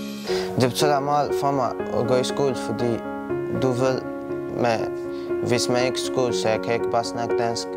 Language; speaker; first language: Danish; non-native, learner; Arabic